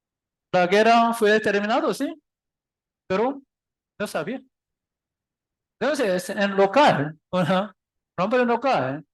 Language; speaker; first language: Spanish; non-native, learner; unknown